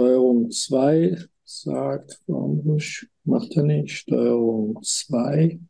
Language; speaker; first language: German; native; German